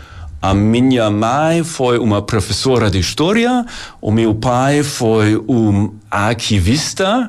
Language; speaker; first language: Portuguese; non-native, learner; German